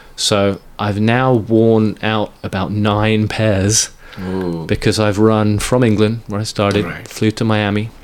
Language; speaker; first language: English; native; English